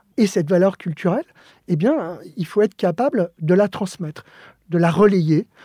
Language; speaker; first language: French; early bilingual, other home language; Spanish